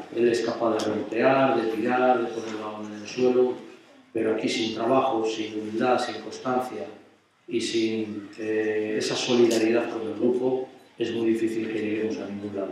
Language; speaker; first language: Spanish; native; Spanish